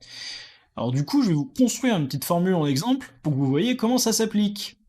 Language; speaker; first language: French; native; French